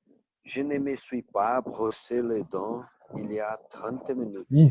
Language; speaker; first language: French; non-native, learner; Portuguese